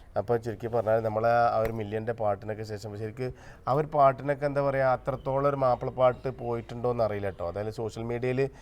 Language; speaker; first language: Malayalam; native; Malayalam